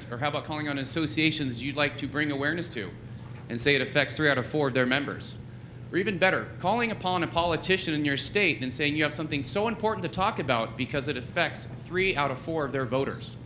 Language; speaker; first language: English; native; English